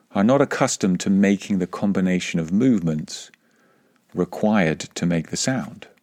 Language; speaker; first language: English; native; English